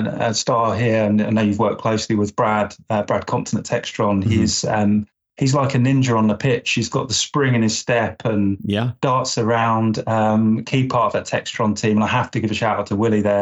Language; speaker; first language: English; native; English